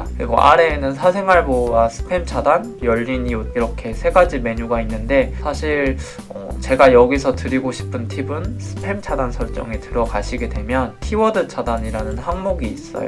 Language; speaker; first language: Korean; native; Korean